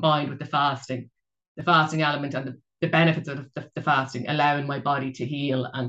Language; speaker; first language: English; native; English